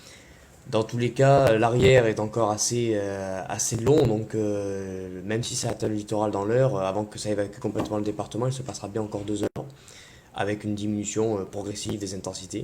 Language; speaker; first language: French; native; French